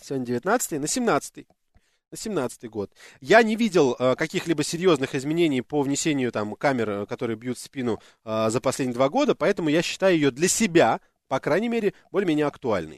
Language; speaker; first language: Russian; native; Russian